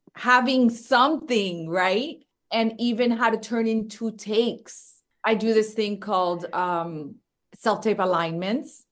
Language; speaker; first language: English; early bilingual, other home language; Spanish